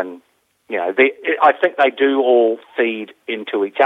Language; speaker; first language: English; native; English